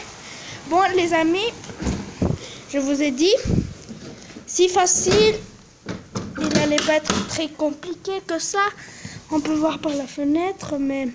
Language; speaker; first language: French; native; French